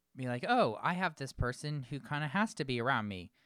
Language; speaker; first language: English; native; English